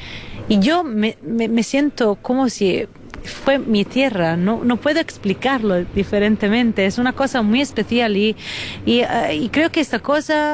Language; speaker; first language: Spanish; non-native, fluent; Italian